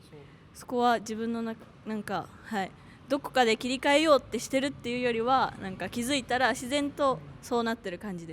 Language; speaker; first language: Japanese; native; Japanese